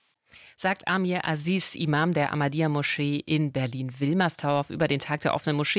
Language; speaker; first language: German; native; German